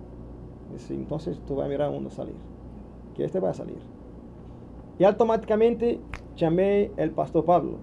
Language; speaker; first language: Spanish; non-native, learner; Portuguese